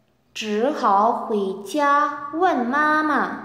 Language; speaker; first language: Chinese; non-native, fluent; Indonesian